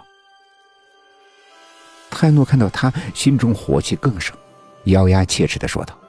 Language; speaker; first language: Chinese; native; Chinese